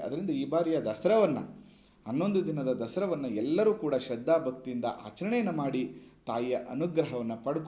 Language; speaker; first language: Kannada; native; Kannada